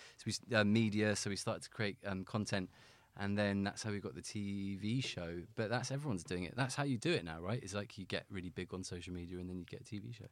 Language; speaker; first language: English; native; English